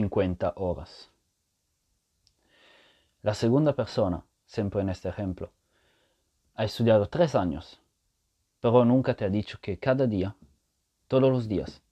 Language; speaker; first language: Spanish; non-native, fluent; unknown